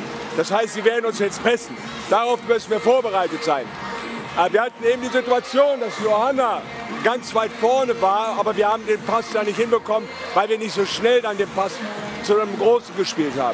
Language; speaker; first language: German; native; German